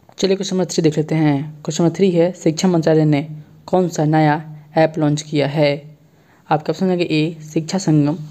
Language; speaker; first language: Hindi; native; Hindi